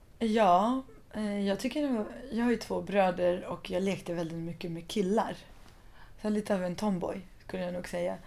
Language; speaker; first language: Swedish; early bilingual, other home language; Persian